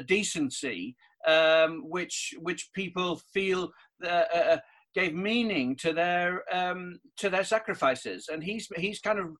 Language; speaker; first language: English; native; English